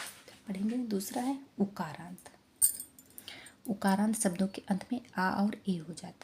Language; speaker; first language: Hindi; native; Hindi